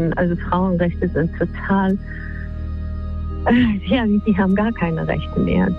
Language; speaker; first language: German; non-native, fluent; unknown